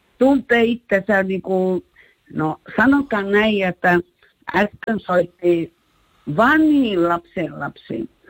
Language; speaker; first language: Finnish; early bilingual, heritage; Finnish